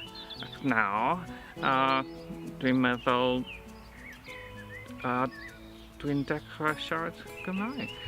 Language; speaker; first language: Welsh; non-native, learner; English